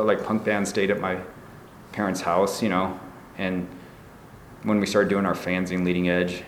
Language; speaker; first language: English; native; English